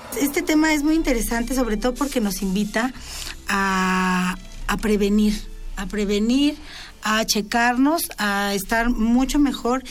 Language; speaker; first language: Spanish; native; Spanish